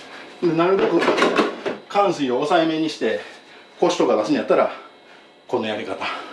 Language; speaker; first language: Japanese; native; Japanese